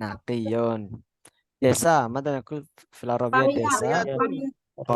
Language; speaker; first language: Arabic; non-native, fluent; Indonesian